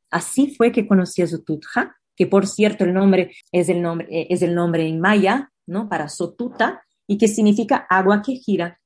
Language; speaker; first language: Spanish; non-native, fluent; Portuguese